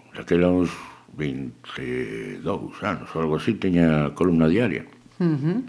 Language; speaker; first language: Galician; early bilingual, other home language; Spanish